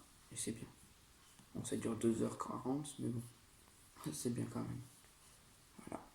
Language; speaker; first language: French; native; French